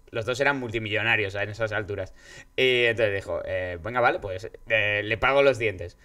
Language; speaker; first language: Spanish; native; Spanish